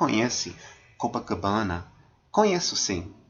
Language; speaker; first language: Portuguese; non-native, fluent; English